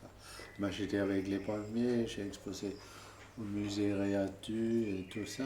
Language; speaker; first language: French; non-native, fluent; German